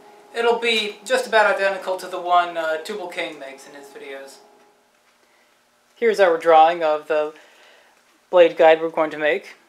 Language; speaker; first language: English; native; English